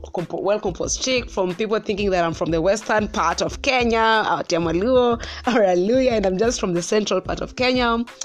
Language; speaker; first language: English; non-native, local second language; Kikuyu